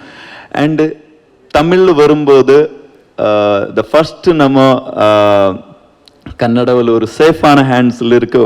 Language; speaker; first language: Tamil; non-native, learner; Kannada